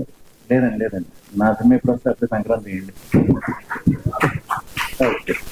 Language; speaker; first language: Telugu; native; Telugu